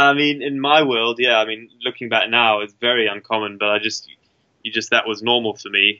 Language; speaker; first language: English; native; English